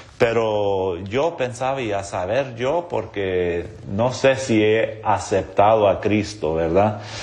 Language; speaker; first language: Spanish; non-native, local second language; English